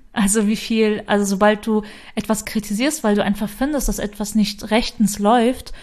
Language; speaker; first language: German; early bilingual, other home language; Turkish